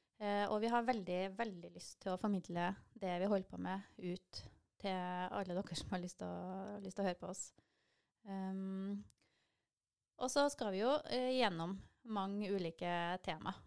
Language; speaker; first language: Norwegian; native; Norwegian